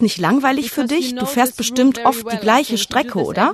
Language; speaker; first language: German; native; German